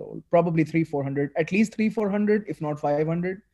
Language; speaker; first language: English; non-native, local second language; Urdu